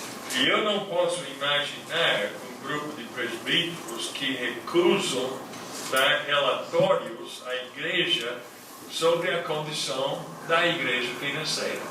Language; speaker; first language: Portuguese; non-native, fluent; English